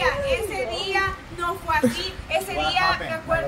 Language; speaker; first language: Spanish; native; Spanish